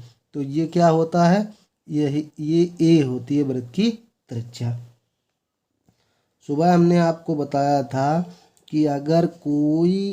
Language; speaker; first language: Hindi; native; Hindi